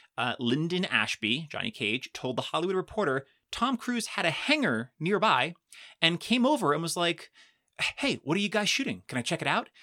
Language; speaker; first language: English; native; English